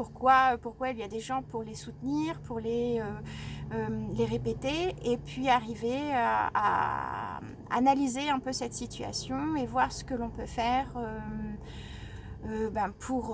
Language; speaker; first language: French; native; French